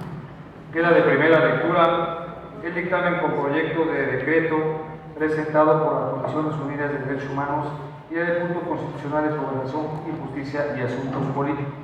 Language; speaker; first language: Spanish; native; Spanish